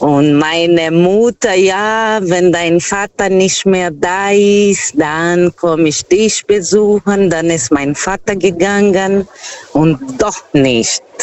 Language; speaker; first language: German; non-native, fluent; Portuguese